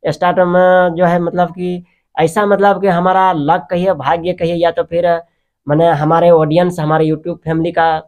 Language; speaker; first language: Hindi; native; Hindi